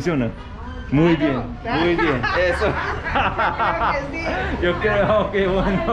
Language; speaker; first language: Spanish; non-native, fluent; English